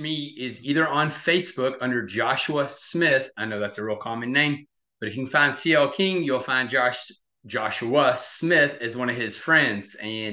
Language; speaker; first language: English; native; English